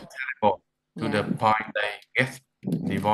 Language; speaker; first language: English; non-native, learner; Vietnamese